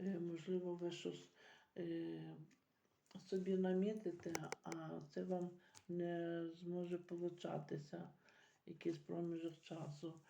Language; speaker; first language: Ukrainian; native; Ukrainian